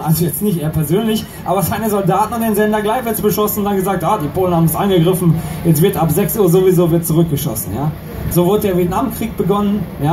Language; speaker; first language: German; native; German